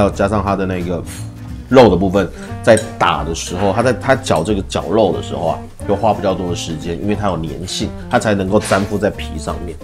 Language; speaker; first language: Chinese; native; Chinese